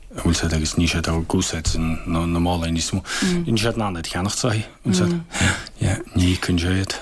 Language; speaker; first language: Irish; native; Irish